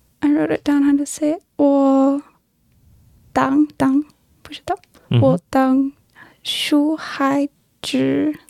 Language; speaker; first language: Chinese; non-native, learner; English